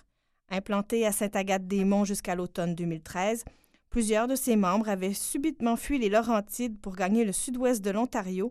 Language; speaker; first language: French; native; French